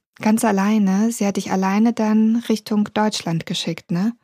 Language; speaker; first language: German; native; German